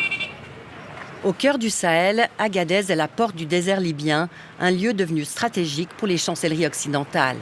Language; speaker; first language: French; native; French